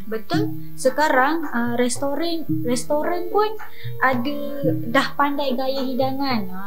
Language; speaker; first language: Malay; native; Malay